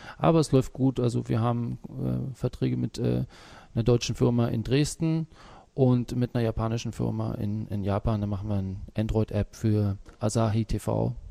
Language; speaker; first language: German; native; German